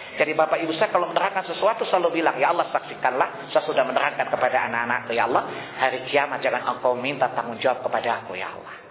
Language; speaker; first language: Indonesian; non-native, local second language; Sundanese